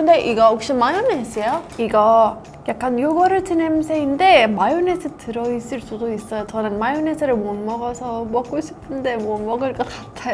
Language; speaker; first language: Korean; non-native, fluent; Persian